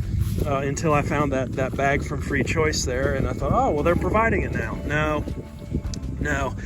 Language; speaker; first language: English; native; English